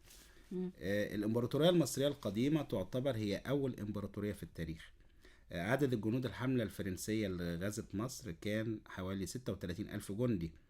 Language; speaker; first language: Arabic; native; Arabic